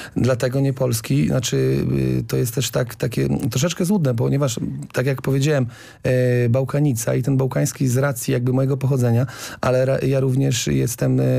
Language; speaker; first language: Polish; native; Polish